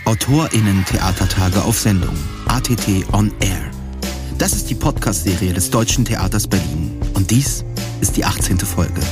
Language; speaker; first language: German; native; German